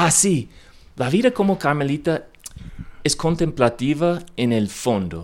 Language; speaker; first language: Spanish; non-native, learner; English